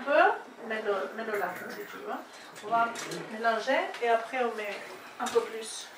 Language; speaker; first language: French; non-native, learner; Spanish